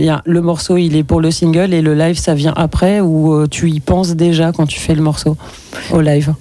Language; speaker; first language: French; native; French